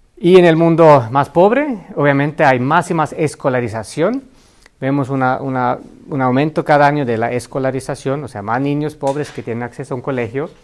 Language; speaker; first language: Spanish; non-native, fluent; Finnish